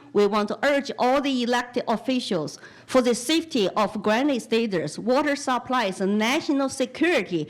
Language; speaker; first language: English; non-native, fluent; Chinese